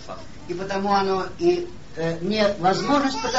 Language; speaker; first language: Polish; non-native, learner; Russian